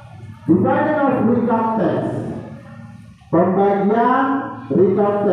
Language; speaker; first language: English; non-native, local second language; Indonesian